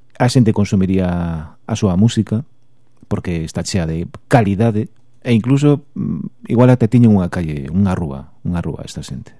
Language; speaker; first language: Galician; native; Galician